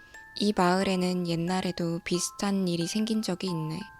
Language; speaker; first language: Korean; native; Korean